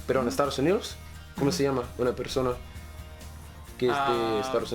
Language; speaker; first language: Spanish; non-native, learner; English